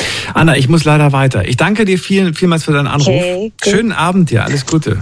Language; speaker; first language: German; native; German